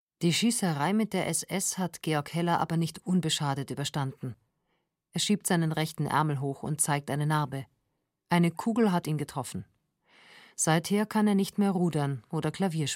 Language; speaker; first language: German; native; German